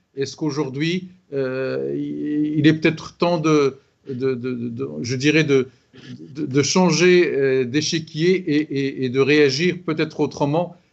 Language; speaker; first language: French; non-native, local second language; Arabic